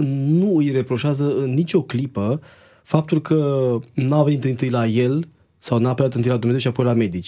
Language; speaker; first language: Romanian; native; Romanian